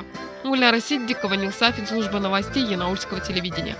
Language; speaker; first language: Russian; native; Russian